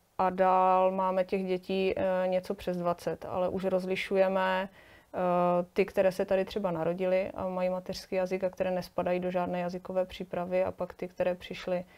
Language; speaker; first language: Czech; native; Czech